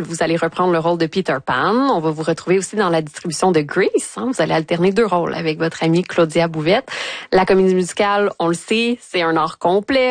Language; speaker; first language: French; native; French